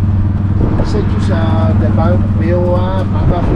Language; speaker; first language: French; non-native, local second language; Malagasy